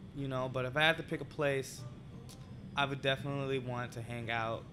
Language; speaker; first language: English; native; English